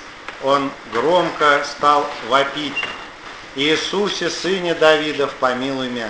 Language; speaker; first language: Russian; native; Russian